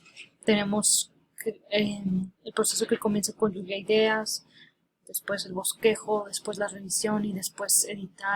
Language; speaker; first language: Spanish; early bilingual, heritage; Spanish